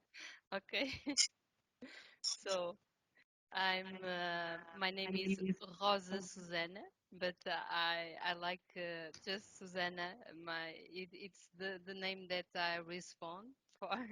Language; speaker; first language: English; non-native, learner; Portuguese